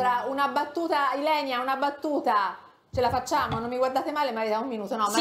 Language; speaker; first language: Italian; native; Italian